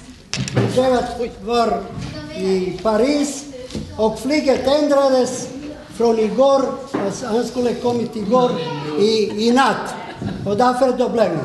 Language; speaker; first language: Swedish; non-native, fluent; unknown